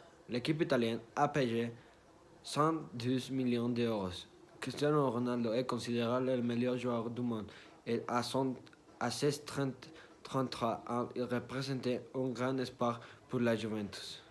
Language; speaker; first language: French; non-native, learner; Spanish